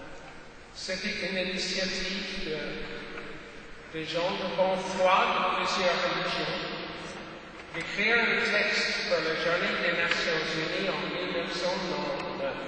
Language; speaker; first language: French; non-native, fluent; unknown